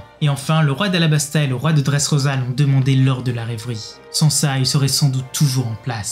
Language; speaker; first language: French; native; French